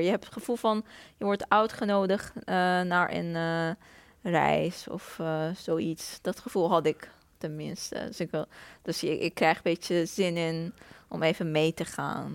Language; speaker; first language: Dutch; non-native, fluent; Persian